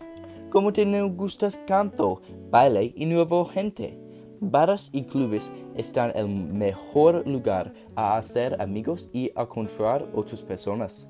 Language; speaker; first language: Spanish; non-native, learner; English